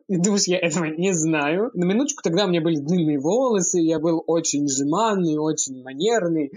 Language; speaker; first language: Russian; early bilingual, heritage; Russian